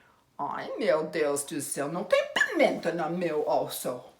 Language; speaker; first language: Portuguese; non-native, learner; English